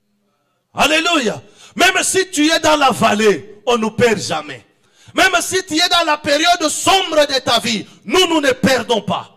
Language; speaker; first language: French; non-native, local second language; Swahili